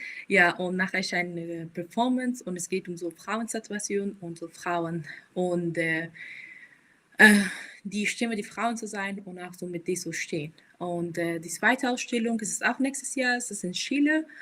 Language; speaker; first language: German; non-native, fluent; Persian